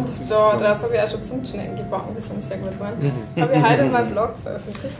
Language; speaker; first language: German; native; German